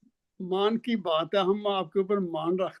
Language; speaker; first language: Hindi; non-native, local second language; Punjabi